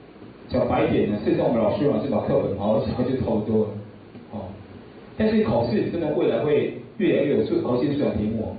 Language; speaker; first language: Chinese; native; Chinese